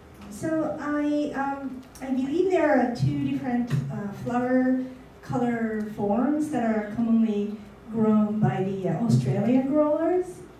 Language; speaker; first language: English; non-native, fluent; Japanese